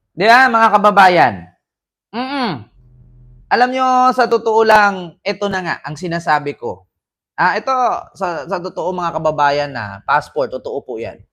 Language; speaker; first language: Filipino; native; Filipino